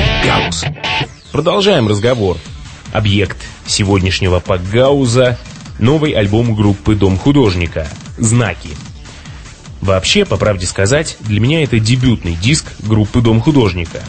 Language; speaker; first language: Russian; native; Russian